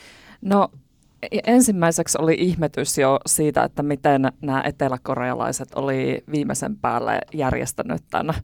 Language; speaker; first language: Finnish; native; Finnish